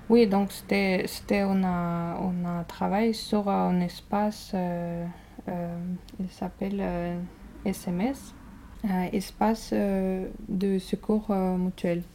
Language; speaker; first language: French; non-native, fluent; Russian